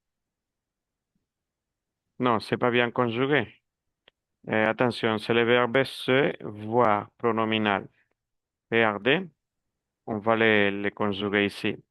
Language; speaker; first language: French; non-native, fluent; Spanish